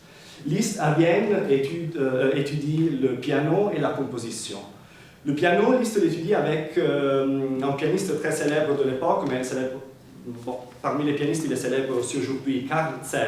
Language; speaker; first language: French; non-native, fluent; Italian